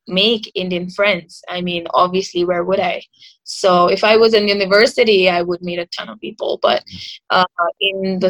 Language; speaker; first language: English; non-native, local second language; Marathi